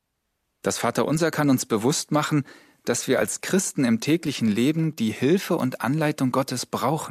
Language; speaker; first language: German; native; German